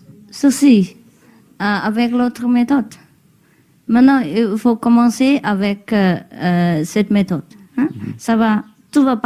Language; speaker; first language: French; non-native, learner; Vietnamese